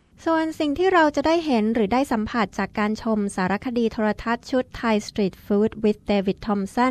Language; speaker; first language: Thai; native; Thai